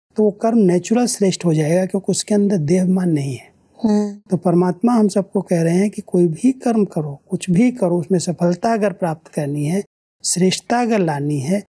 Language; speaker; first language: Hindi; native; Hindi